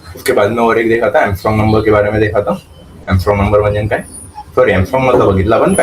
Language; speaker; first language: Hindi; non-native, local second language; Marathi